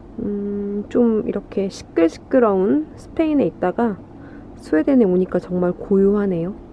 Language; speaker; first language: Korean; native; Korean